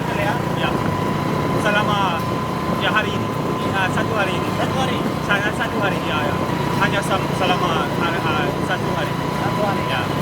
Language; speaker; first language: Indonesian; non-native, learner; English